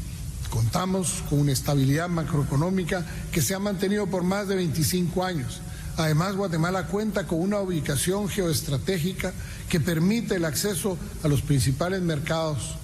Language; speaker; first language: Spanish; native; Spanish